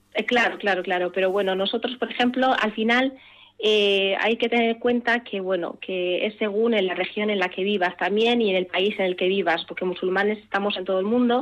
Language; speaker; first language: Spanish; early bilingual, other home language; Arabic